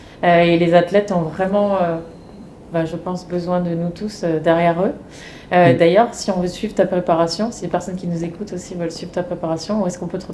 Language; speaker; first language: French; native; French